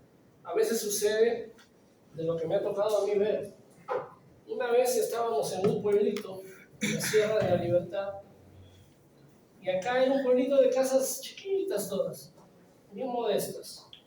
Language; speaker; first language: Spanish; native; Spanish